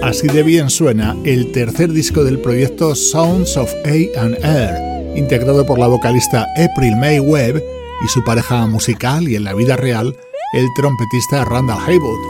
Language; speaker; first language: Spanish; native; Spanish